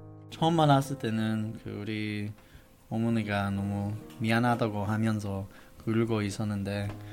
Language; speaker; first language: Korean; non-native, fluent; English